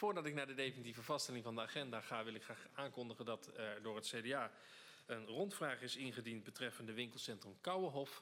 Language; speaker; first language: Dutch; native; Dutch